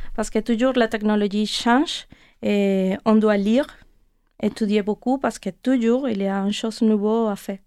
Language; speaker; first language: French; non-native, fluent; Spanish